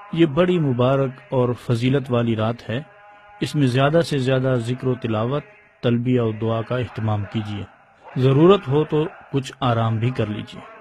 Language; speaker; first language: Urdu; native; Urdu